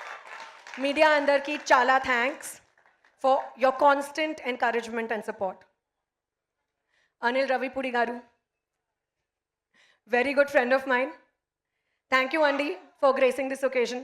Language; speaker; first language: Telugu; non-native, learner; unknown